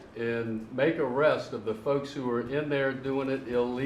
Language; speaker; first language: English; native; English